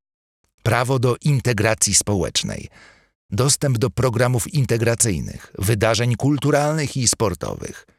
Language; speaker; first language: Polish; native; Polish